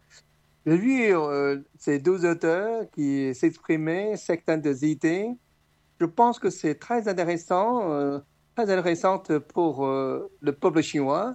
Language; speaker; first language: French; non-native, fluent; Chinese